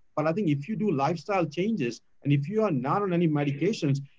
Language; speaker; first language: English; non-native, local second language; Gujarati